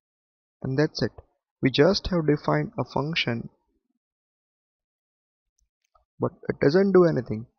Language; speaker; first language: English; non-native, local second language; Gujarati